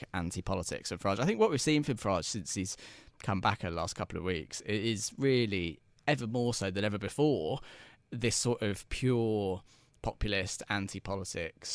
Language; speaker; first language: English; native; English